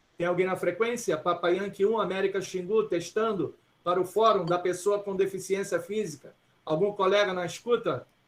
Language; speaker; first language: Portuguese; early bilingual, other home language; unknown